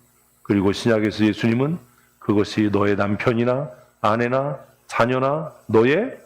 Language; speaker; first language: Korean; native; Korean